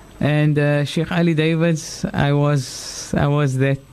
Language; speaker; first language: English; native; English